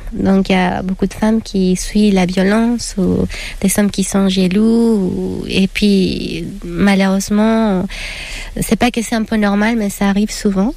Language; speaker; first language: French; non-native, fluent; Spanish